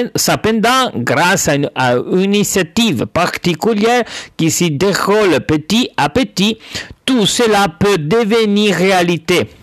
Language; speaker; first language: French; non-native, learner; Italian